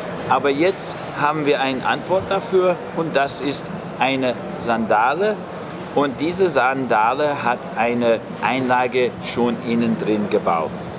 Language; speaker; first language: German; non-native, fluent; English